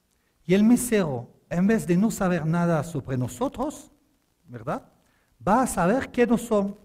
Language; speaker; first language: Spanish; non-native, fluent; French